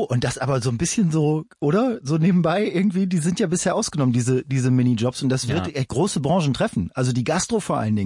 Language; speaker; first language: German; native; German